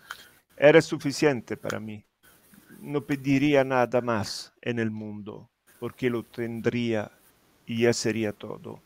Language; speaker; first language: Spanish; non-native, fluent; Italian